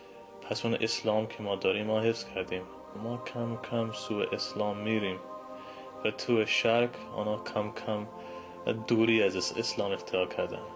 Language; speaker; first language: Persian; early bilingual, heritage; Persian